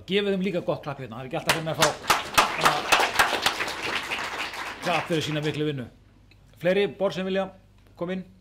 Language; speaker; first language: Icelandic; native; Icelandic